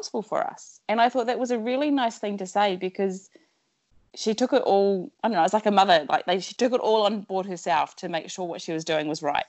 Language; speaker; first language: English; native; English